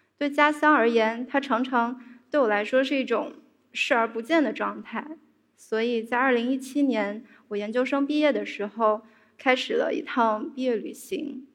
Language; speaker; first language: Chinese; native; Chinese